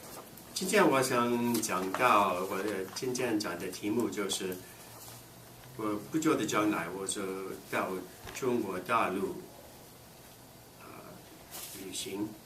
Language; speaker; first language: Chinese; non-native, fluent; English